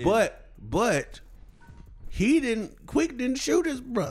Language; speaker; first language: English; native; English